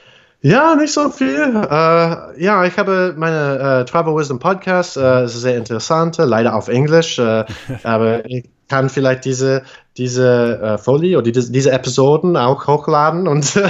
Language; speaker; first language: German; non-native, fluent; English